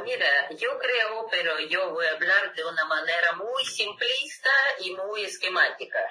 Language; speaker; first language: Spanish; non-native, fluent; Russian